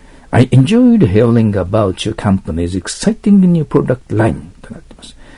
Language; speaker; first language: English; non-native, fluent; Japanese